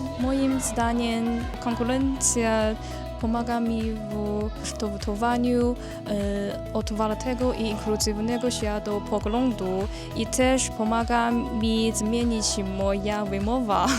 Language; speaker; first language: Polish; non-native, learner; Chinese